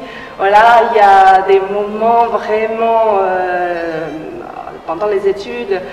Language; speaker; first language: French; non-native, fluent; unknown